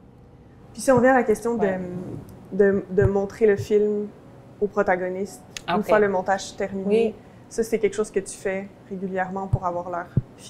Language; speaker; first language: French; native; French